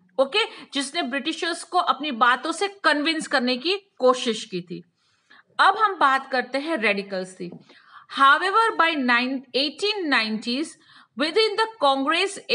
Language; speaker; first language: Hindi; non-native, local second language; Gujarati